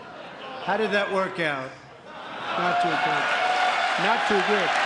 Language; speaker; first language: English; native; English